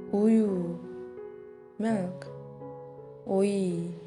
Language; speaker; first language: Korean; native; Korean